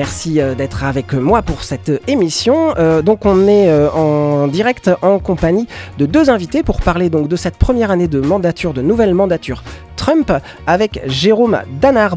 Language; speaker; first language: French; native; French